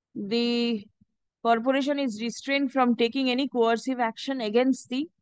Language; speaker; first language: English; non-native, local second language; Bangla